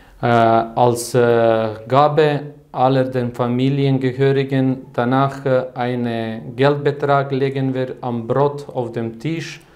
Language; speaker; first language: German; non-native, learner; Croatian